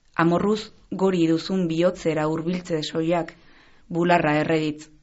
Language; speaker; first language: Basque; non-native, local second language; Spanish